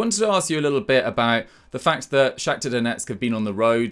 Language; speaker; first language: English; native; English